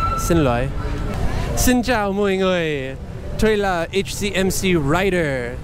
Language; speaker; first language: Vietnamese; non-native, learner; English